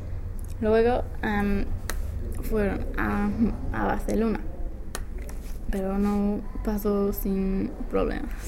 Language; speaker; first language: Spanish; non-native, learner; English